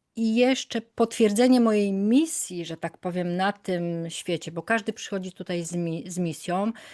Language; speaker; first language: Polish; native; Polish